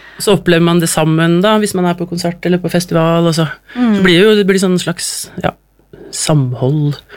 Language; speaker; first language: Norwegian; native; Norwegian